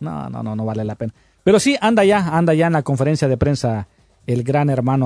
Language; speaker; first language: Spanish; native; Spanish